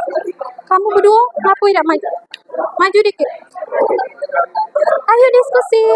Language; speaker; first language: Indonesian; native; Indonesian